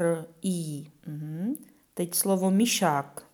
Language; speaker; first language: Czech; native; Czech